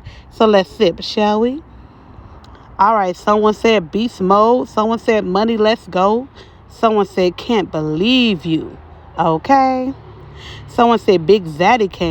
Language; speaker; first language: English; native; English